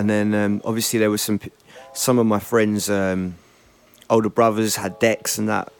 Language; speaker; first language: English; native; English